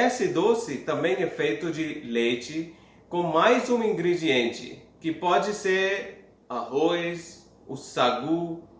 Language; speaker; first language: Portuguese; non-native, fluent; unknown